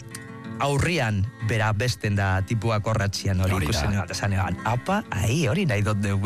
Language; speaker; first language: Basque; native; Basque